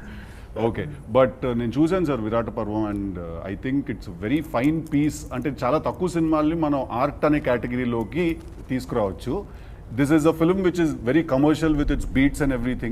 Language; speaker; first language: Telugu; native; Telugu